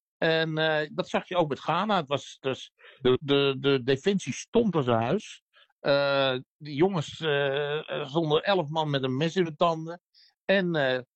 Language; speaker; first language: Dutch; native; Dutch